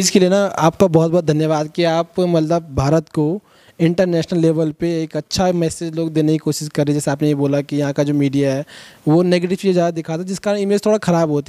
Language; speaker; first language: Hindi; native; Hindi